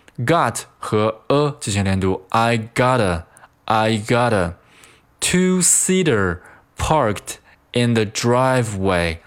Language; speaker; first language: English; non-native, fluent; Chinese